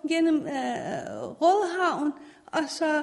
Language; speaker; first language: Danish; non-native, fluent; Persian